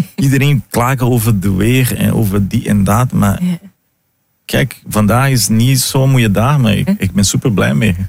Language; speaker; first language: Dutch; non-native, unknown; Portuguese